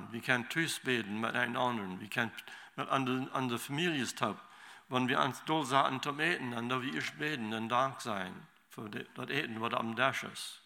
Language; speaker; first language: German; non-native, learner; Low German